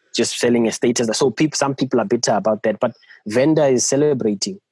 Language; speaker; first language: English; non-native, local second language; Southern Sotho